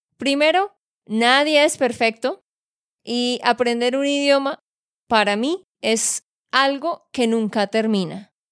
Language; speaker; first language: Spanish; native; Spanish